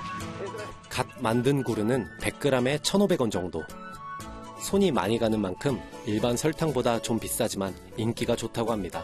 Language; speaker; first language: Korean; native; Korean